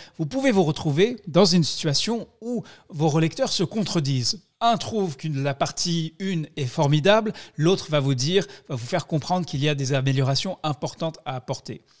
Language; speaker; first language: French; native; French